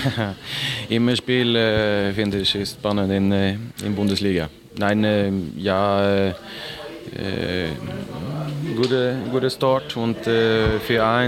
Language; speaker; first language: German; non-native, learner; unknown